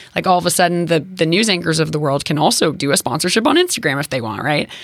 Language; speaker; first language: English; native; English